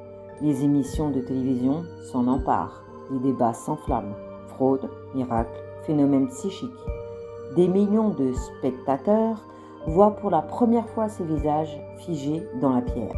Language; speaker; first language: French; native; French